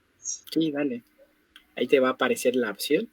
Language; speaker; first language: Spanish; native; Spanish